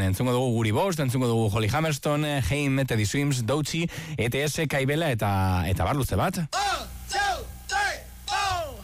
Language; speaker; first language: Basque; native; Basque